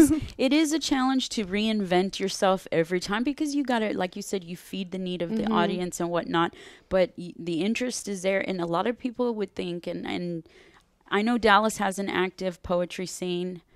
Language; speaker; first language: English; native; English